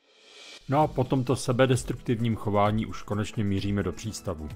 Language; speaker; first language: Czech; native; Czech